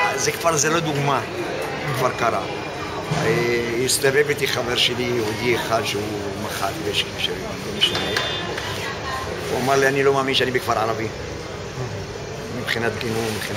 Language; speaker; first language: Hebrew; non-native, local second language; Arabic